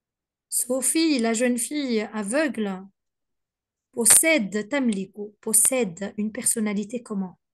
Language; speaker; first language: French; non-native, fluent; Arabic